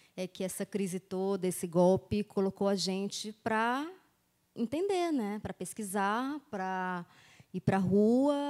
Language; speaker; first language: Portuguese; native; Portuguese